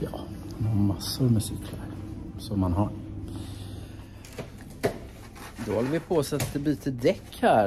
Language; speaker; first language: Swedish; native; Swedish